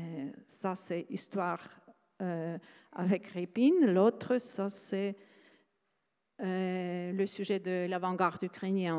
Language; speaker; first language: French; non-native, fluent; Ukrainian